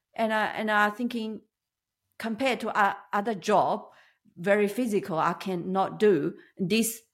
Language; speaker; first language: English; non-native, learner; Chinese